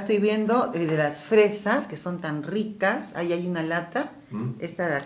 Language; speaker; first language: Spanish; native; Spanish